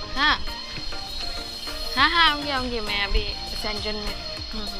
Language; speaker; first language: Hindi; non-native, local second language; Bangla